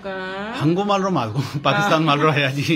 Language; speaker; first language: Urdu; native; Urdu